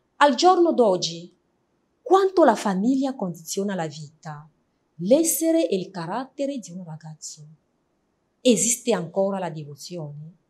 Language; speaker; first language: Italian; non-native, fluent; French